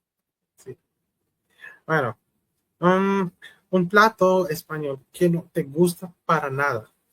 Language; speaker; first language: Spanish; non-native, learner; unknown